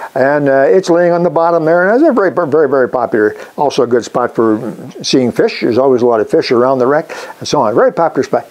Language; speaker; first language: English; native; English